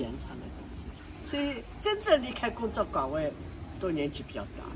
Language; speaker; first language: Chinese; non-native, local second language; Wu Chinese